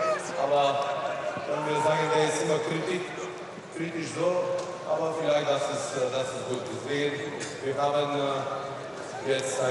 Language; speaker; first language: German; non-native, fluent; Bulgarian